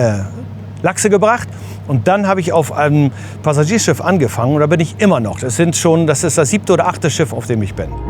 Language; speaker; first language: German; native; German